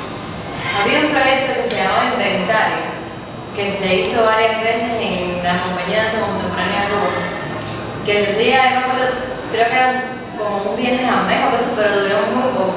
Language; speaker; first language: Spanish; native; Spanish